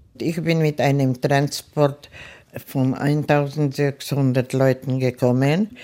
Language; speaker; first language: German; non-native, fluent; Czech